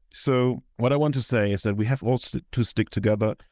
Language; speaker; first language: English; non-native, fluent; German